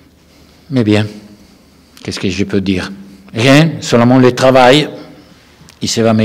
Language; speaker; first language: French; non-native, learner; Italian